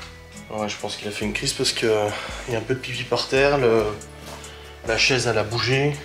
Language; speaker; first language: French; native; French